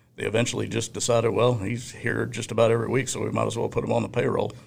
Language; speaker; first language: English; native; English